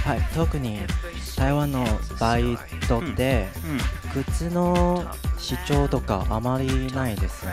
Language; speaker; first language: Japanese; non-native, fluent; Chinese